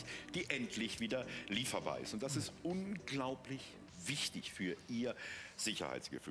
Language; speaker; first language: German; native; German